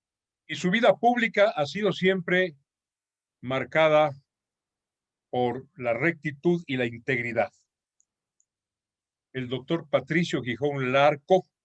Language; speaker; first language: Spanish; native; Spanish